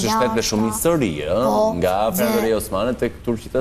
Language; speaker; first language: Albanian; native; Albanian